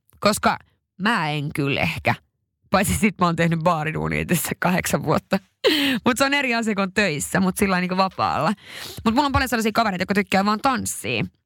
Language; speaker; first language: Finnish; native; Finnish